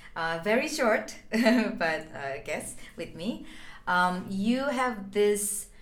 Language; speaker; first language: English; non-native, fluent; Korean